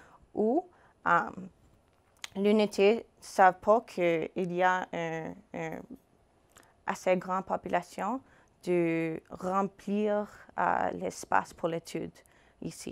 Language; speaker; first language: French; non-native, fluent; English